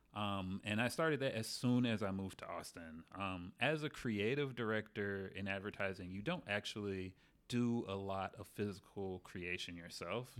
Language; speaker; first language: English; native; English